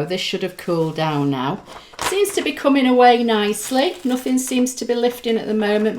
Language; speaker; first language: English; native; English